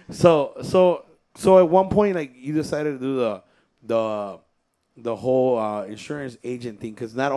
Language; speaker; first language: English; early bilingual, other home language; Spanish